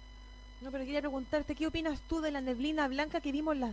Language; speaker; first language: Spanish; native; Spanish